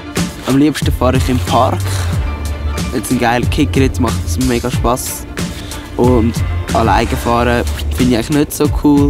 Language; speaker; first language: German; native; German